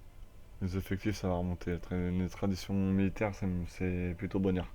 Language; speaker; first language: French; native; French